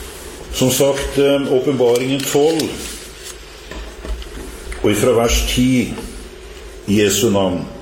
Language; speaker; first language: Norwegian; native; Norwegian